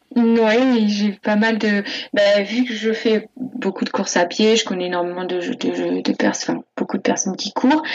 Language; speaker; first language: French; native; French